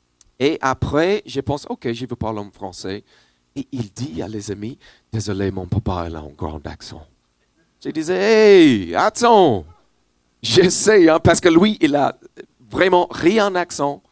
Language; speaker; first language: French; non-native, learner; English